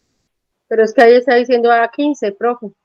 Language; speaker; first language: Spanish; native; Spanish